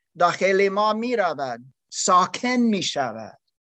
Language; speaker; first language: Persian; non-native, learner; German